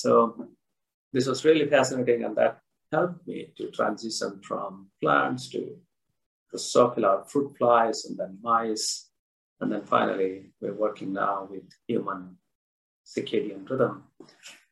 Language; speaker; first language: English; non-native, local second language; Odia